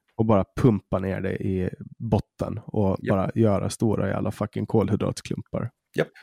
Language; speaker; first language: Swedish; native; Swedish